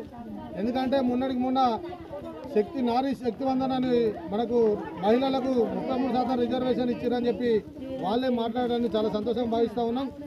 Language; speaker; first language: Telugu; native; Telugu